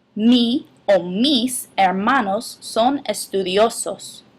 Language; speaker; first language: Spanish; non-native, fluent; English